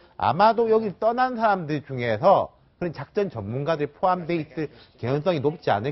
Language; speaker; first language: Korean; native; Korean